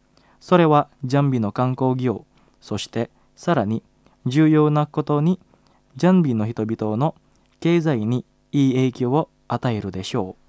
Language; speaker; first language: Japanese; non-native, fluent; Indonesian